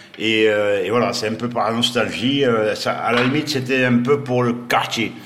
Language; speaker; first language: French; non-native, local second language; Arabic